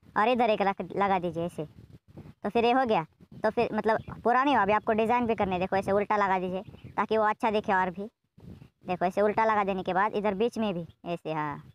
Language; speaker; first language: Hindi; native; Hindi